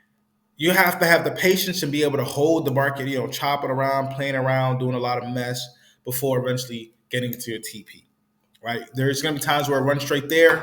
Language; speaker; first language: English; native; English